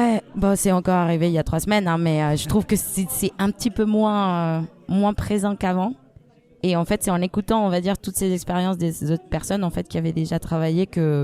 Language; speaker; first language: French; non-native, fluent; Spanish